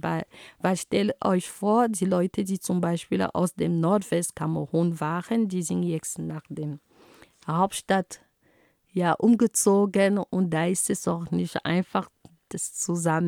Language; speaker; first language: German; non-native, fluent; Ghomala